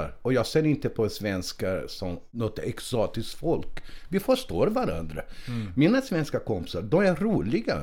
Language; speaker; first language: Swedish; non-native, fluent; Portuguese